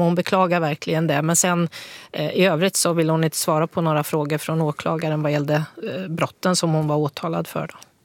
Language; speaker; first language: Swedish; native; Swedish